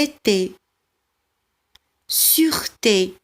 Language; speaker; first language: French; non-native, local second language; Arabic